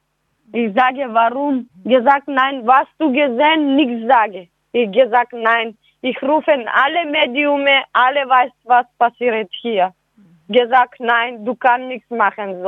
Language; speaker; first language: German; non-native, learner; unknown